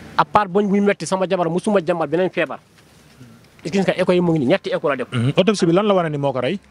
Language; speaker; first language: Wolof; non-native, local second language; Fula